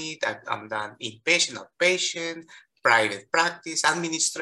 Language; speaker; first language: English; non-native, fluent; Spanish